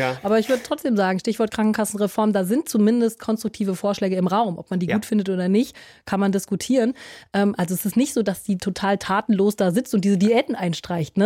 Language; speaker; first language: German; native; German